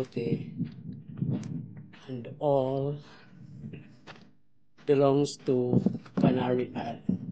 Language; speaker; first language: English; non-native, learner; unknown